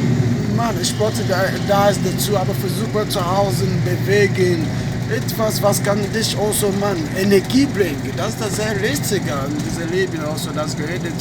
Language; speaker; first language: German; non-native, learner; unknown